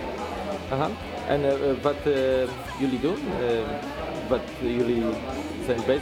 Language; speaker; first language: Dutch; non-native, learner; Polish